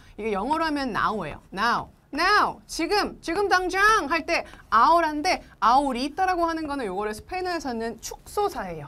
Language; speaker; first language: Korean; native; Korean